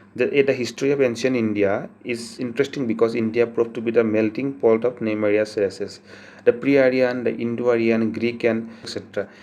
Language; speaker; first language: English; non-native, local second language; Assamese